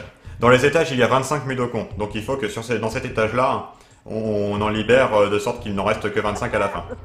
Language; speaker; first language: French; native; French